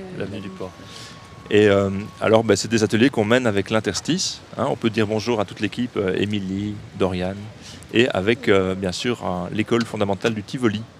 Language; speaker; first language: French; native; French